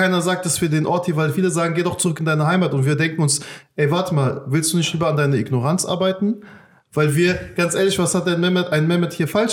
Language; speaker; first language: German; native; German